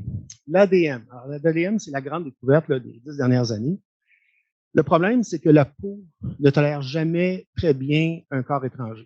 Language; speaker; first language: French; native; French